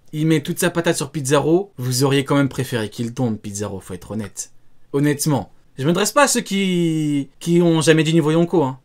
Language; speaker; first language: French; native; French